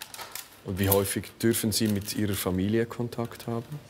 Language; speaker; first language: German; native; German